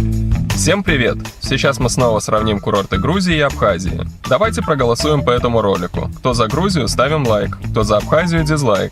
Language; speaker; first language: Russian; native; Russian